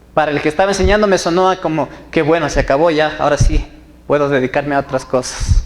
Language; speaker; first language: Spanish; native; Spanish